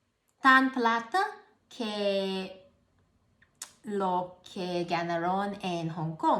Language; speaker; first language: Spanish; non-native, learner; Cantonese